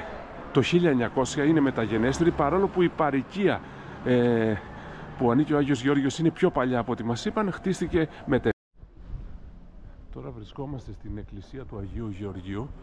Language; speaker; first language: Greek; native; Greek